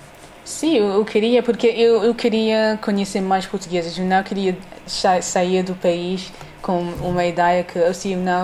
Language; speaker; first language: Portuguese; non-native, learner; English